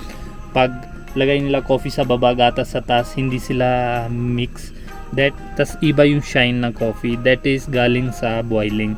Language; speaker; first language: Filipino; non-native, learner; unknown